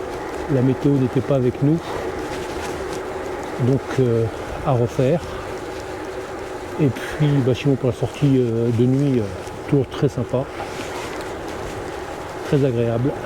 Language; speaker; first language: French; native; French